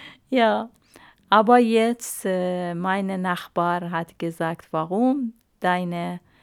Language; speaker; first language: German; non-native, learner; Arabic